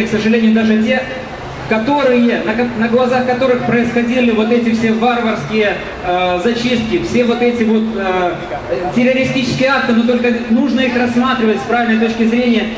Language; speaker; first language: Russian; native; Russian